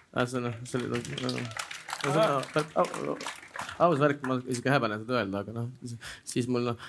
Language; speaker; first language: Estonian; non-native, local second language; Russian